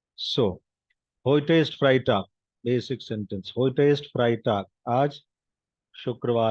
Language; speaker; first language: German; non-native, fluent; Hindi